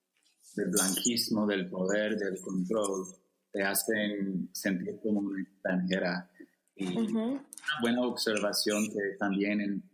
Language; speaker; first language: Spanish; non-native, fluent; English